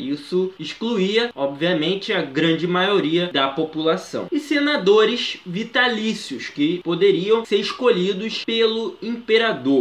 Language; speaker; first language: Portuguese; native; Portuguese